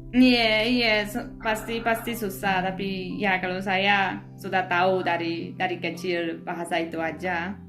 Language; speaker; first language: Indonesian; non-native, learner; Polish